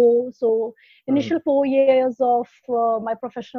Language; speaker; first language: English; non-native, local second language; Hindi